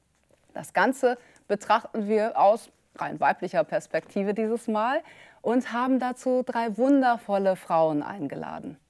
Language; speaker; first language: German; native; German